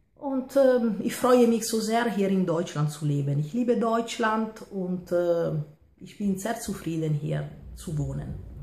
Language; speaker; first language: German; non-native, fluent; Italian